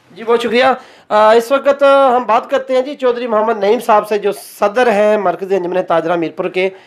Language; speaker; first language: Urdu; non-native, local second language; Pahari-Potwari